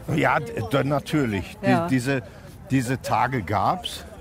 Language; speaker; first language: German; native; German